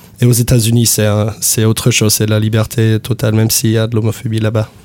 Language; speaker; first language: French; non-native, fluent; English